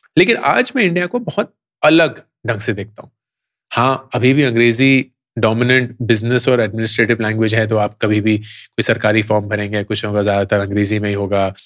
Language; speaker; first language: Hindi; native; Hindi